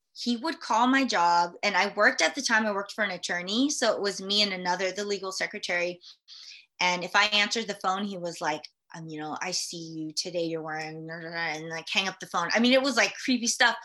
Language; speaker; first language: English; early bilingual, other home language; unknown